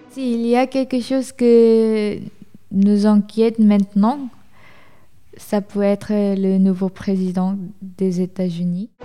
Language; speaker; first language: French; non-native, fluent; Korean